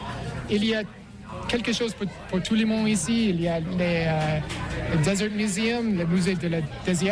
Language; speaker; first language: French; non-native, learner; English